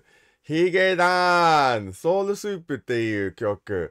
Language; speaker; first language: Japanese; non-native, learner; English